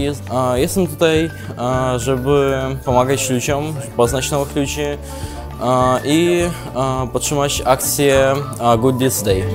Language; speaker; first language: Polish; non-native, fluent; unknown